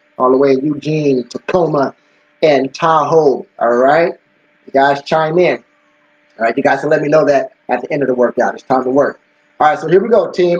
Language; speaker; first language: English; native; English